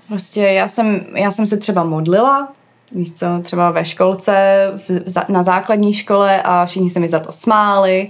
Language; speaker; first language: Czech; early bilingual, other home language; English